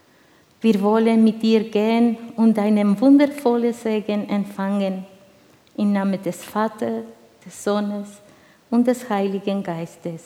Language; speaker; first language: German; non-native, fluent; Spanish